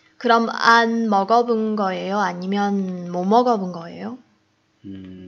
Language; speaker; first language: Korean; non-native, fluent; Chinese